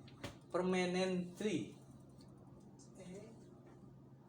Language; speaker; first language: English; non-native, learner; Indonesian